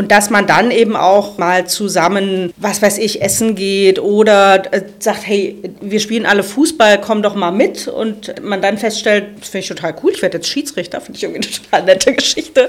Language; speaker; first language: German; native; German